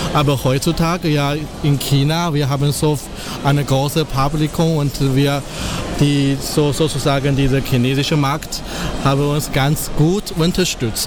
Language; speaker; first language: German; non-native, fluent; Chinese